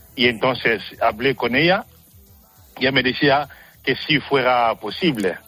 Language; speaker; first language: Spanish; non-native, fluent; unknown